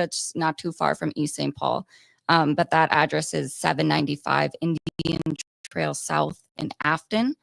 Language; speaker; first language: English; native; English